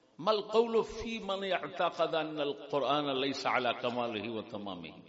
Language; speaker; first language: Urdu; non-native, local second language; Punjabi